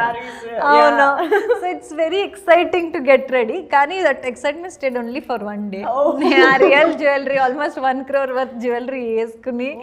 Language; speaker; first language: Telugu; non-native, learner; Kannada